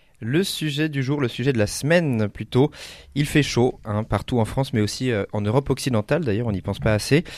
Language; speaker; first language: French; native; French